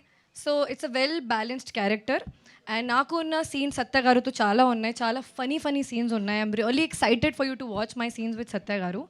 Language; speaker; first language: Telugu; non-native, fluent; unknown